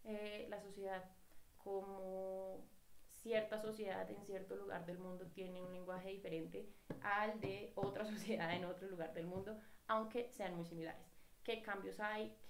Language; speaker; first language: Spanish; native; Spanish